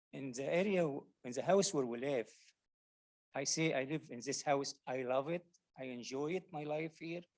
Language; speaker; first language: English; non-native, learner; Arabic